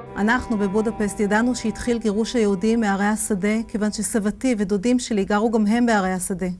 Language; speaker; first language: Hebrew; native; Hebrew